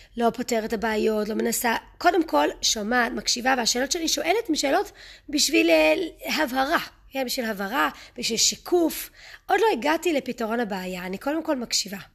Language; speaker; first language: Hebrew; early bilingual, other home language; English